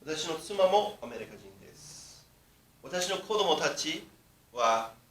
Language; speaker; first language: Japanese; non-native, fluent; English